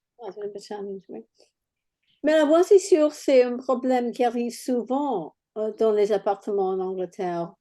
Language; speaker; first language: French; non-native, learner; English